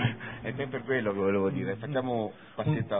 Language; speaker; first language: Italian; native; Italian